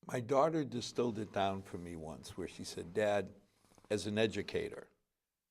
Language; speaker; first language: English; native; English